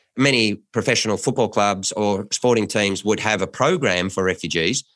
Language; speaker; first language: English; native; English